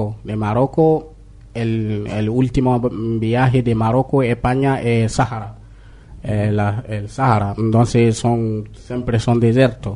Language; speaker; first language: Spanish; non-native, learner; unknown